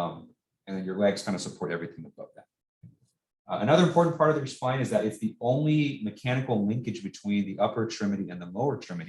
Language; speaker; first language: English; native; English